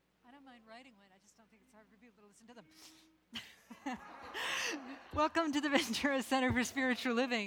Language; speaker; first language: English; native; English